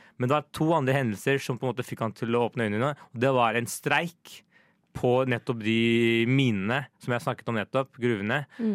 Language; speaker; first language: Norwegian; native; Norwegian